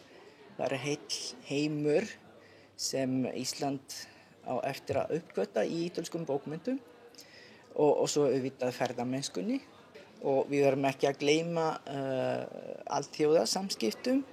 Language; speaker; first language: Icelandic; non-native, fluent; Italian